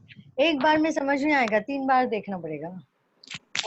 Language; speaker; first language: Hindi; native; Hindi